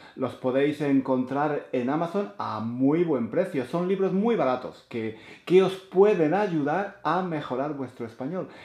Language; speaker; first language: Spanish; native; Spanish